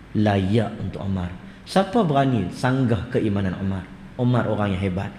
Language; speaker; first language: Malay; native; Malay